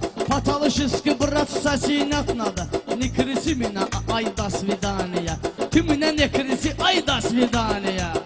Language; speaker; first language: Russian; non-native, local second language; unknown